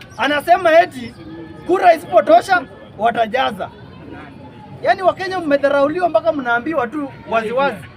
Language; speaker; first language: Swahili; non-native, local second language; Kalenjin